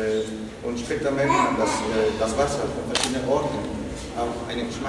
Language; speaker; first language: German; non-native, fluent; Spanish